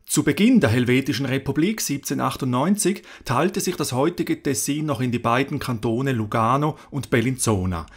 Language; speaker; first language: German; native; German